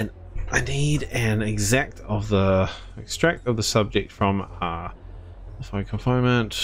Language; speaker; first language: English; native; English